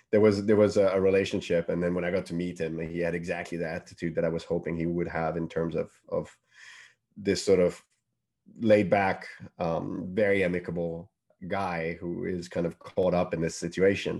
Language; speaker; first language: English; non-native, fluent; French